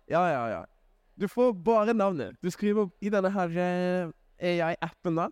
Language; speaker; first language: Norwegian; native; Norwegian